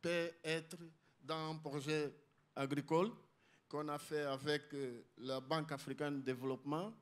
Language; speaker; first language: French; non-native, learner; Portuguese